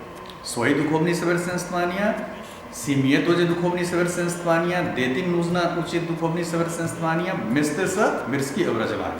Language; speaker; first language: Russian; non-native, learner; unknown